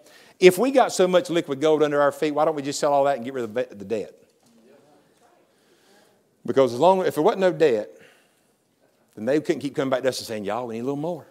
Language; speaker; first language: English; native; English